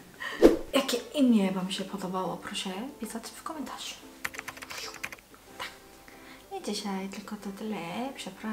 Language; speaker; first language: Polish; non-native, learner; Korean